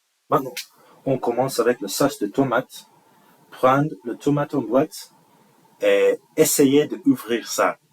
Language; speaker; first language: French; non-native, learner; English